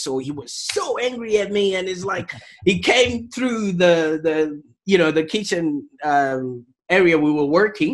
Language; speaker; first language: English; non-native, local second language; Shona